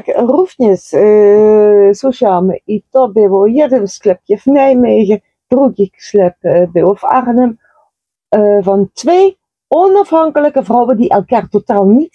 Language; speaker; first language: Polish; non-native, learner; Dutch